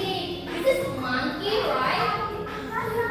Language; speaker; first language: English; non-native, learner; Indonesian